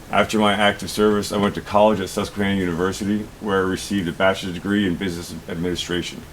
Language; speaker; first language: English; native; English